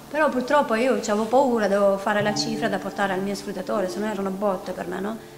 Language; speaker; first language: Italian; non-native, fluent; Albanian